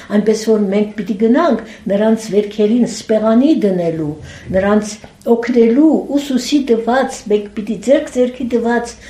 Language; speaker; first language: Armenian; early bilingual, heritage; Armenian